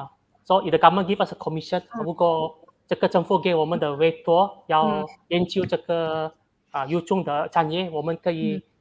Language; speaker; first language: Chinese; non-native, local second language; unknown